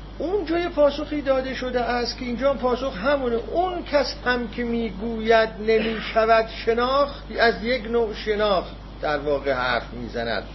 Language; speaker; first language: Persian; non-native, local second language; Azerbaijani